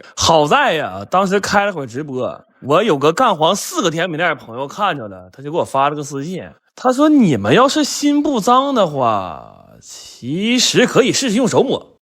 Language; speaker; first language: Chinese; native; Chinese